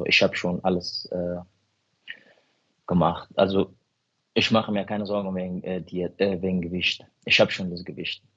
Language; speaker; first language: German; non-native, fluent; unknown